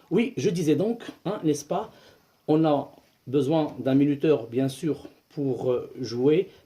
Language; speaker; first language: French; non-native, local second language; Arabic